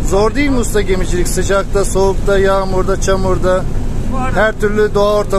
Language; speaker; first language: Turkish; native; Turkish